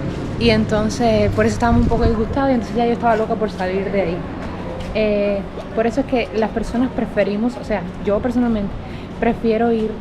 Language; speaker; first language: Spanish; native; Spanish